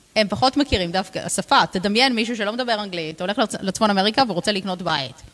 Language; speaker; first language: Hebrew; non-native, fluent; English